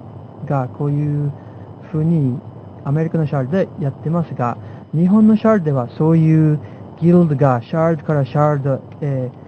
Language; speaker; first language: Japanese; non-native, fluent; English